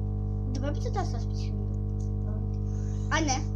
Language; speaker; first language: Russian; non-native, learner; Lithuanian